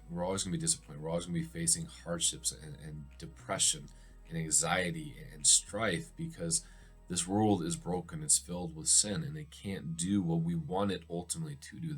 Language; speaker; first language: English; native; English